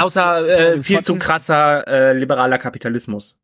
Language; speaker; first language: German; native; German